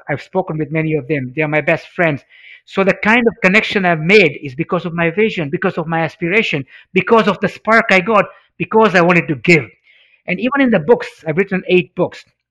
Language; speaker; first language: English; non-native, local second language; Swahili